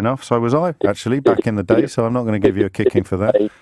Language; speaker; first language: English; native; English